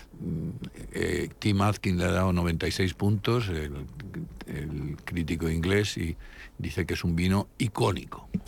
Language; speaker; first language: Spanish; native; Spanish